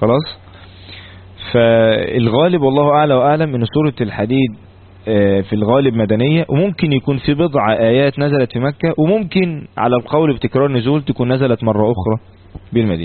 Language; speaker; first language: Arabic; native; Arabic